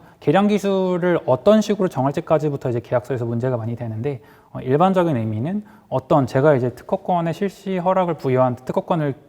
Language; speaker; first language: Korean; native; Korean